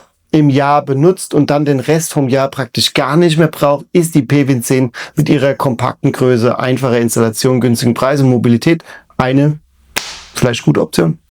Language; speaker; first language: German; native; German